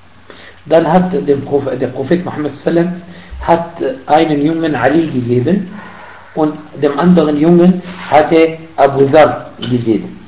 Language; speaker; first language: German; non-native, fluent; Arabic